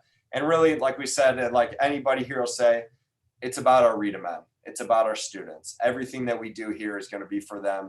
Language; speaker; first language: English; native; English